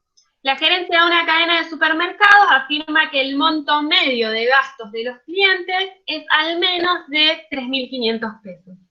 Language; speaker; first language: Spanish; native; Spanish